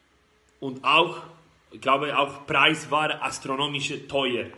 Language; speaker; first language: German; non-native, learner; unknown